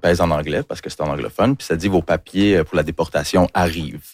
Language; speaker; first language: French; early bilingual, other home language; English